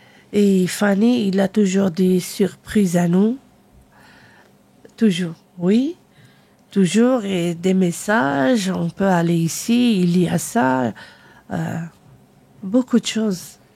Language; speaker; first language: French; non-native, learner; Arabic